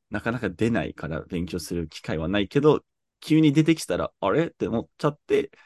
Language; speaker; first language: Japanese; non-native, fluent; English